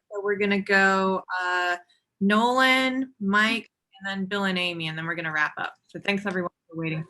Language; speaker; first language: English; native; English